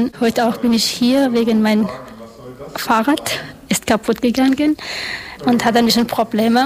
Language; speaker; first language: German; non-native, learner; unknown